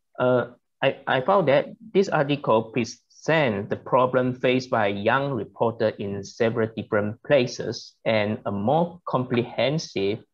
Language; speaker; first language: English; non-native, learner; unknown